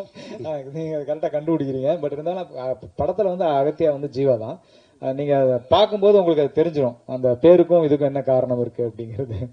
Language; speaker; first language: Tamil; native; Tamil